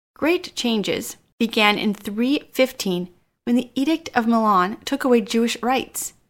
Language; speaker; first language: English; native; English